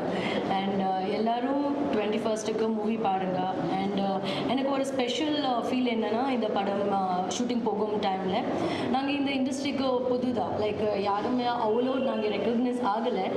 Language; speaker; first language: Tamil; non-native, learner; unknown